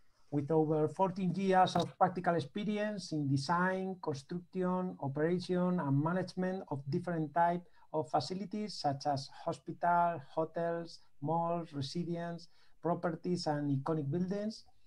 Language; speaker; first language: English; non-native, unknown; Spanish